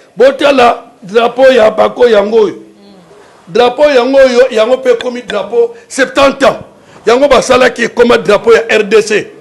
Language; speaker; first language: Lingala; non-native, local second language; Kongo